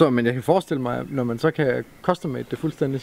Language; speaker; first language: Danish; native; Danish